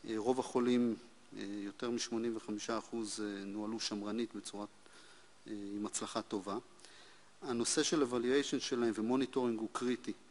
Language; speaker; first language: Hebrew; native; Hebrew